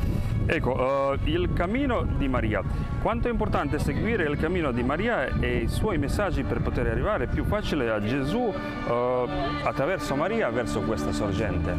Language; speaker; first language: Italian; non-native, fluent; Croatian